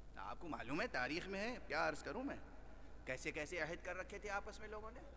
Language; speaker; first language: Urdu; native; Urdu